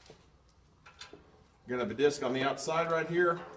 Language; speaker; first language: English; native; English